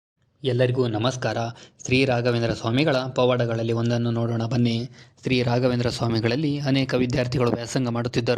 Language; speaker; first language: Kannada; native; Kannada